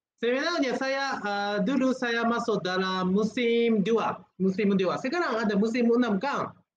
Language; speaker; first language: Malay; non-native, learner; Japanese